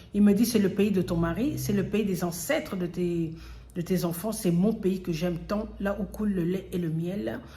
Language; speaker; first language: French; early bilingual, other home language; Lingala